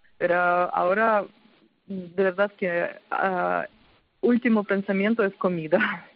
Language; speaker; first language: Spanish; non-native, fluent; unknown